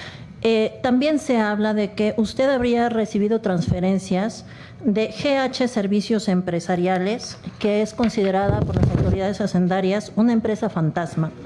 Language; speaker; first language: Spanish; native; Spanish